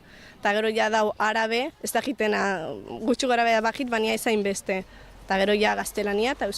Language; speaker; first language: Basque; early bilingual, other home language; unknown